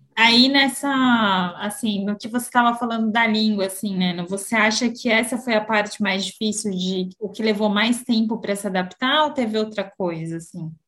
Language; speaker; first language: Portuguese; native; Portuguese